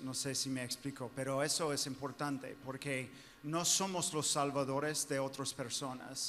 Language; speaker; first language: Spanish; non-native, fluent; English